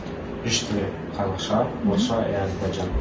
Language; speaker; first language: Kazakh; non-native, local second language; Azerbaijani